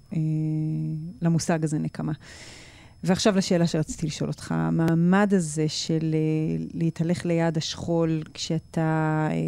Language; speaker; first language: Hebrew; native; Hebrew